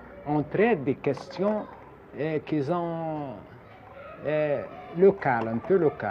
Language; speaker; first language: French; non-native, local second language; Arabic